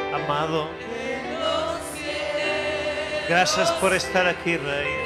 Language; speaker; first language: Spanish; native; Spanish